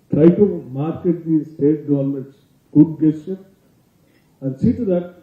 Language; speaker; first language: English; non-native, local second language; Telugu